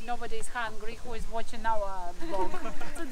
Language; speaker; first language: English; non-native, fluent; Russian